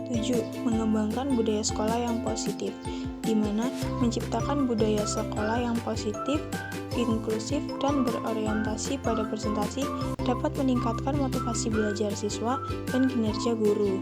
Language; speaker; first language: Indonesian; native; Indonesian